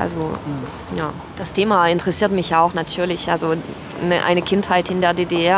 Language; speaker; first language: German; non-native, fluent; French